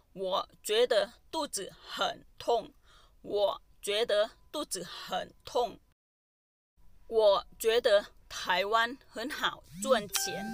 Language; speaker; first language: Chinese; non-native, fluent; Thai